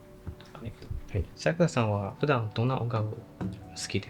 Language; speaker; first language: Japanese; non-native, learner; Chinese